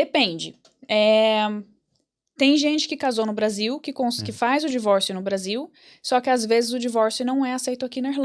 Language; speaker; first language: Portuguese; native; Portuguese